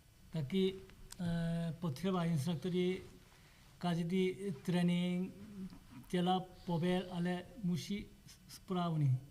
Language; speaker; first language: Czech; non-native, learner; Korean